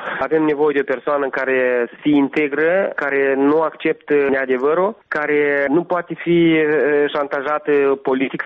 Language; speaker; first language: Romanian; non-native, local second language; Gagauz